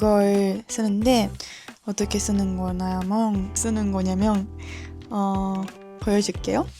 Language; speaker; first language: Korean; non-native, learner; Japanese